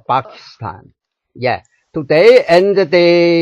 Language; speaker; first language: English; non-native, learner; Chinese